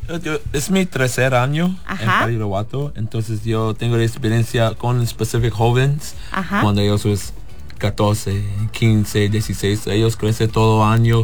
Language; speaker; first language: Spanish; non-native, learner; English